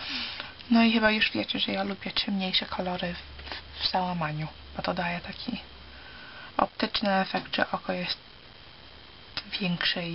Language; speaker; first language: Polish; early bilingual, heritage; Polish